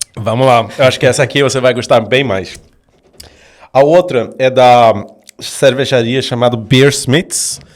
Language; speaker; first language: Portuguese; non-native, fluent; Swedish